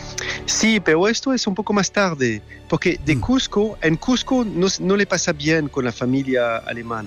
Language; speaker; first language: Spanish; non-native, fluent; French